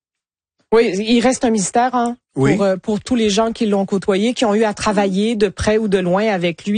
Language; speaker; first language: French; native; French